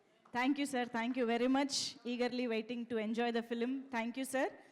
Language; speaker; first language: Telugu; native; Telugu